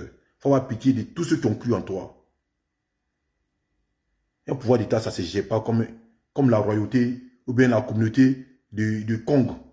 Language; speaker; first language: French; native; French